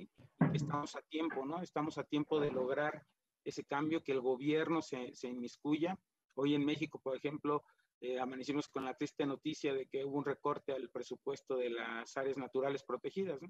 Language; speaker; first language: Spanish; native; Spanish